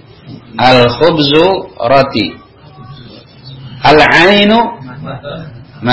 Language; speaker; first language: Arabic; non-native, fluent; Indonesian